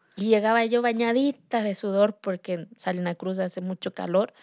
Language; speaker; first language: Spanish; non-native, local second language; Zapotec